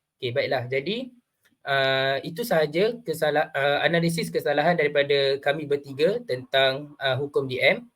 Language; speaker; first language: Malay; native; Malay